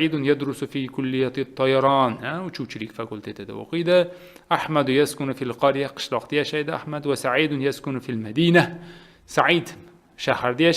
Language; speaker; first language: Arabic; non-native, fluent; Uzbek